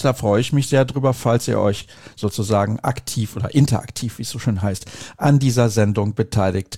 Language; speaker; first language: German; native; German